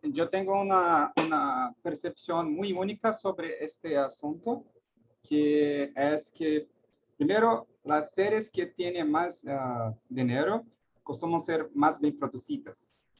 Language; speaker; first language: Spanish; non-native, learner; Portuguese